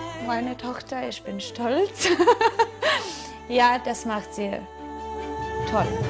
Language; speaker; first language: German; non-native, fluent; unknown